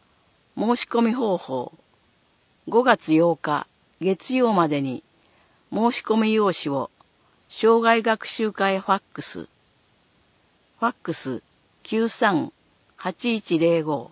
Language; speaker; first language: Japanese; native; Japanese